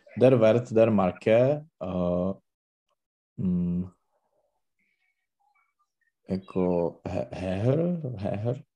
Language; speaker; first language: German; non-native, learner; Czech